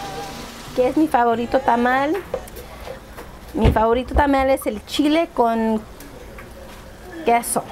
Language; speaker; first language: Spanish; early bilingual, heritage; Spanish